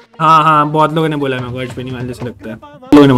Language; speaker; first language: Hindi; native; Hindi